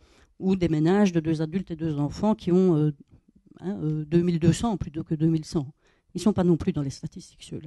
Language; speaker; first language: French; native; French